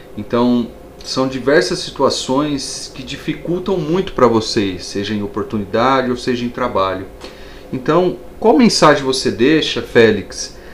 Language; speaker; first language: Portuguese; native; Portuguese